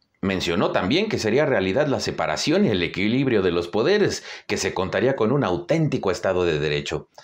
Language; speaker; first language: Spanish; native; Spanish